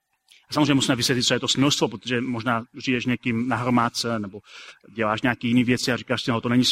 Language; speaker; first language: Czech; native; Czech